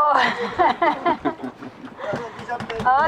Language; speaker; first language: English; non-native, learner; Spanish